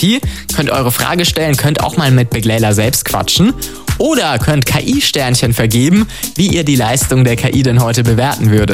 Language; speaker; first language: German; native; German